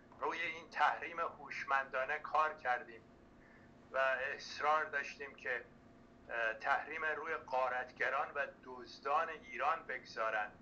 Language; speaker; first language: Persian; native; Persian